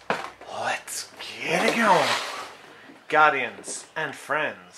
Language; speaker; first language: English; native; English